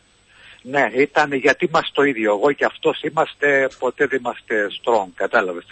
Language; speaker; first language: Greek; non-native, learner; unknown